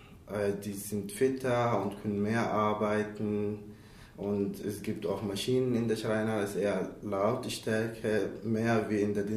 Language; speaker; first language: German; non-native, learner; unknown